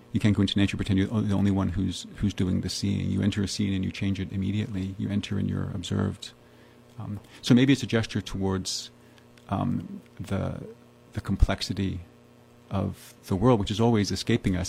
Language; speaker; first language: English; native; English